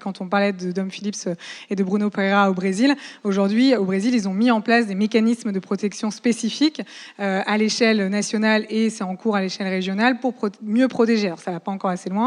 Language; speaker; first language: French; native; French